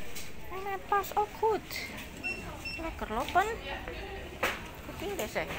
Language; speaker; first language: Dutch; non-native, learner; Indonesian